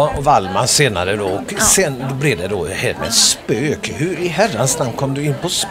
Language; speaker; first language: Swedish; native; Swedish